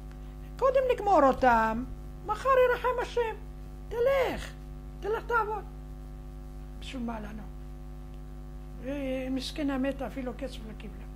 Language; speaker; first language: Hebrew; non-native, fluent; Arabic